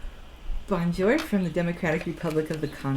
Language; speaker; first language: English; native; English